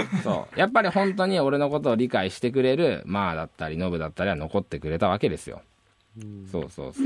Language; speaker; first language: Japanese; native; Japanese